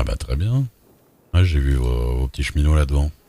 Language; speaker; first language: French; native; French